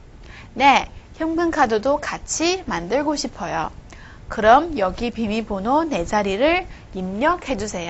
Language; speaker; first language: Korean; non-native, fluent; Chinese